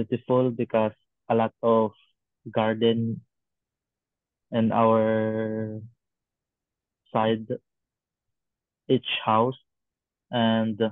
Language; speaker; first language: English; non-native, learner; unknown